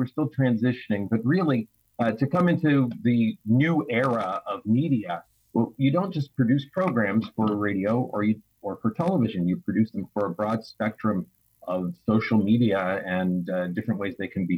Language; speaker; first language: English; native; English